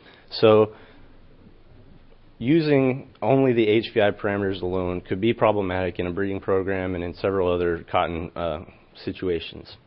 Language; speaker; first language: English; native; English